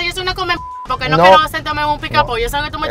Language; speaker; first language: Spanish; native; Spanish